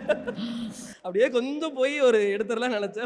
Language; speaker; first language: Tamil; native; Tamil